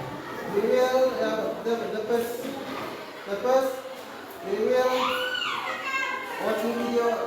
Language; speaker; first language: English; non-native, learner; Indonesian